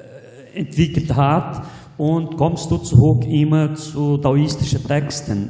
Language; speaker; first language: German; non-native, fluent; Portuguese